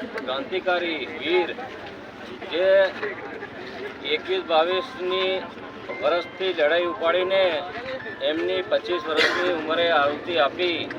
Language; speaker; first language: Gujarati; non-native, local second language; Bhili